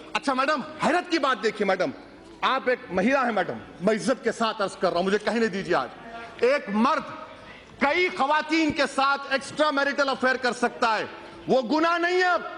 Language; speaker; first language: Urdu; native; Urdu